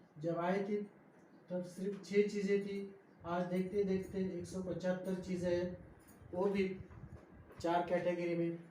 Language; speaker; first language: Hindi; non-native, local second language; Marathi